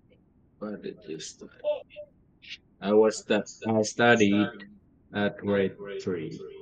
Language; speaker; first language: English; non-native, learner; Vietnamese